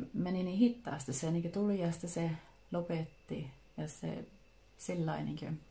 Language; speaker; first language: Finnish; early bilingual, heritage; Finnish